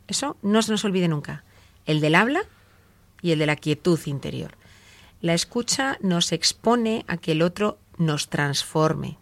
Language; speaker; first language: Spanish; native; Spanish